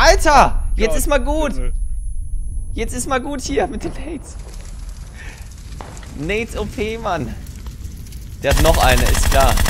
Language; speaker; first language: German; native; German